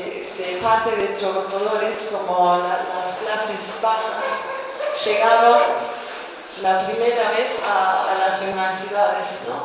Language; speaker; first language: Spanish; non-native, fluent; Kurdish